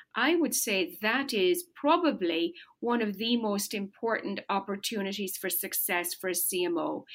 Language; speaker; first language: English; native; English